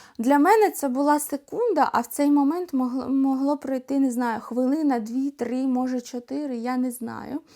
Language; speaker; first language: Ukrainian; non-native, local second language; Russian